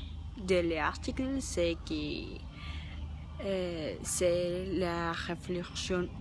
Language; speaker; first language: French; non-native, learner; Spanish